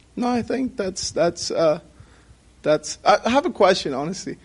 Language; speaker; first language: English; non-native, fluent; Persian